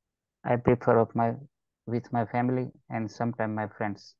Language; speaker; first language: English; non-native, learner; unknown